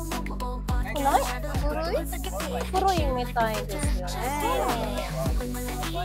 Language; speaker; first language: Japanese; non-native, learner; Filipino